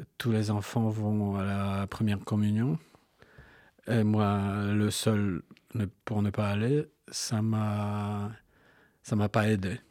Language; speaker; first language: French; non-native, fluent; Polish